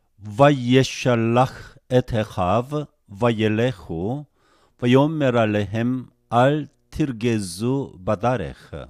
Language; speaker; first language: Hebrew; non-native, fluent; Korean